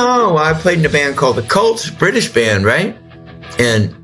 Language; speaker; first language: English; native; English